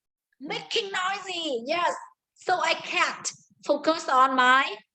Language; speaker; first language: English; non-native, learner; Vietnamese